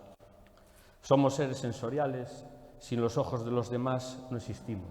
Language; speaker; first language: Spanish; native; Spanish